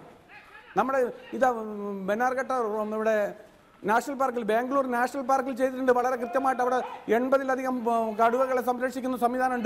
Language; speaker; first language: Malayalam; native; Malayalam